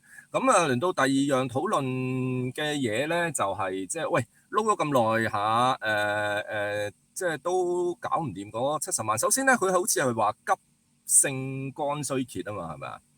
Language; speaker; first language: Cantonese; native; Cantonese